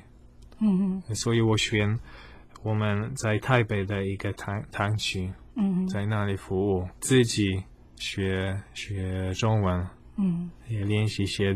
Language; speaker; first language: Chinese; non-native, fluent; Polish